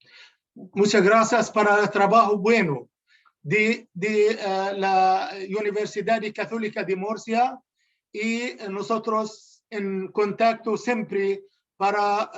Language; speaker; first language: Spanish; non-native, learner; Arabic